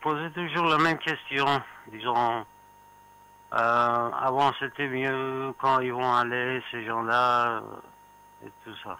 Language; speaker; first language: French; non-native, fluent; Persian